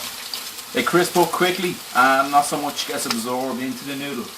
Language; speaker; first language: English; native; English